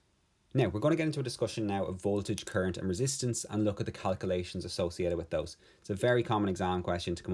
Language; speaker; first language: English; native; English